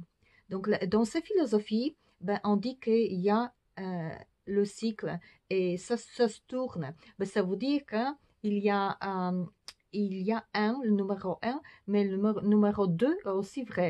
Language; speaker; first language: French; non-native, fluent; Polish